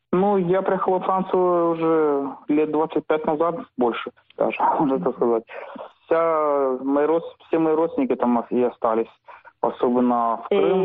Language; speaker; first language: Ukrainian; non-native, local second language; Russian